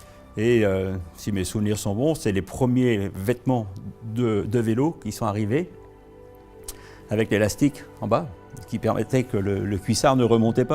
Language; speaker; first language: French; native; French